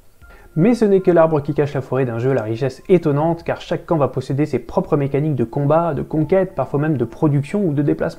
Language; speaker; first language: French; native; French